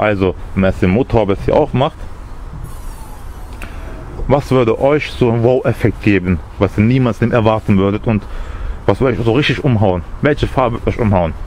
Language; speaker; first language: German; early bilingual, other home language; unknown